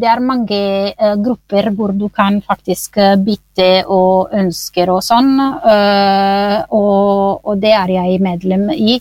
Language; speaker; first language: Norwegian; non-native, fluent; Italian